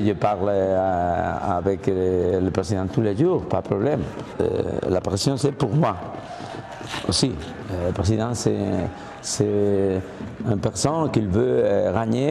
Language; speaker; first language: French; non-native, learner; Spanish